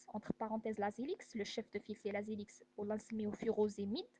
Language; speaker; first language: French; non-native, local second language; Arabic